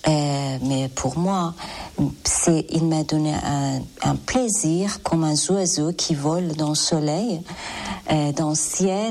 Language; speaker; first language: French; non-native, fluent; Persian